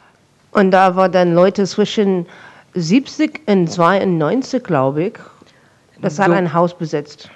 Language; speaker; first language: German; non-native, fluent; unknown